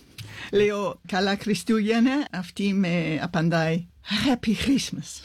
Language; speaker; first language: Greek; non-native, fluent; English